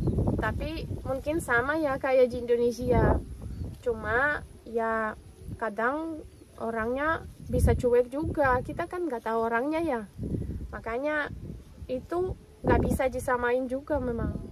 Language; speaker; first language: Indonesian; non-native, fluent; Russian